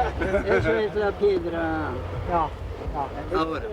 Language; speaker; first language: Spanish; non-native, fluent; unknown